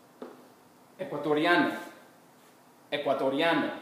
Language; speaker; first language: Spanish; non-native, fluent; English